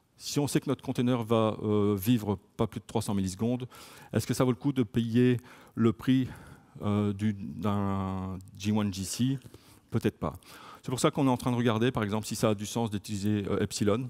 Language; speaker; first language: French; native; French